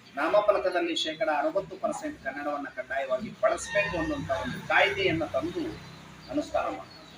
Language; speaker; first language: Kannada; native; Kannada